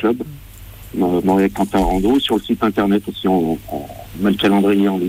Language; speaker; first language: French; native; French